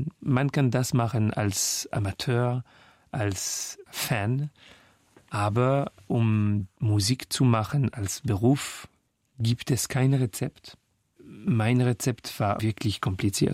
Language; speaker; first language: German; non-native, fluent; French